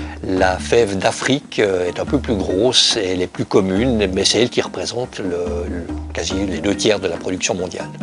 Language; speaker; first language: French; native; French